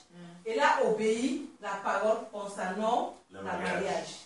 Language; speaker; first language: French; non-native, learner; Swahili